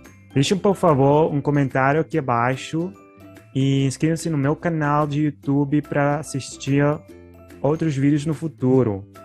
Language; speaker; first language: Portuguese; non-native, fluent; Italian